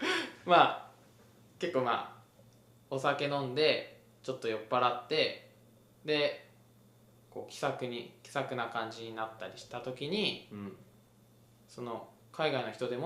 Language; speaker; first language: Japanese; native; Japanese